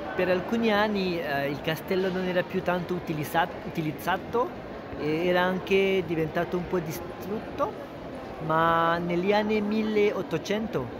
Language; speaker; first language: Italian; non-native, fluent; French